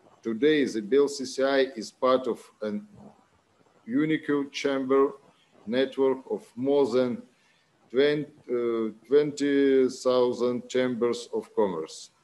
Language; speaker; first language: English; non-native, fluent; Russian